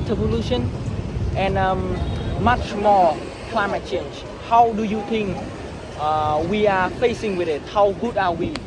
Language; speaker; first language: English; non-native, learner; Vietnamese